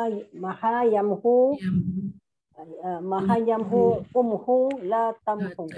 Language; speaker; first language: Arabic; non-native, learner; Indonesian